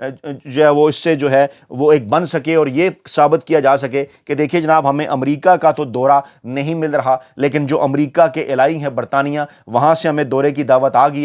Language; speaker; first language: Urdu; native; Urdu